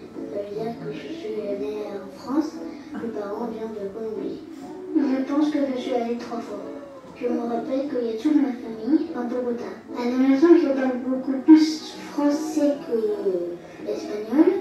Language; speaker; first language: French; early bilingual, other home language; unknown